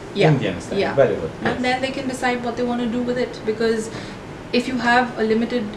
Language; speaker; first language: English; non-native, local second language; Hindi